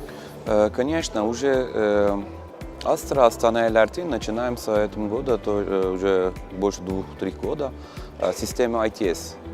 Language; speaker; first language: Russian; non-native, learner; Turkish